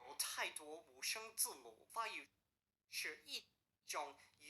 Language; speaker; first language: Chinese; non-native, learner; English